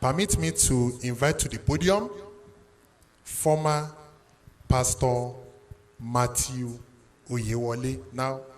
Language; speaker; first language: English; non-native, local second language; Yoruba